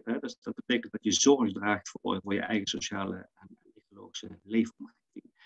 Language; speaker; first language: Dutch; native; Dutch